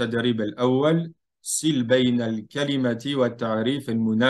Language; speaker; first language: Arabic; non-native, fluent; French